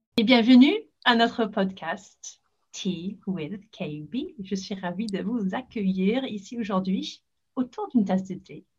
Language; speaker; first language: French; non-native, fluent; English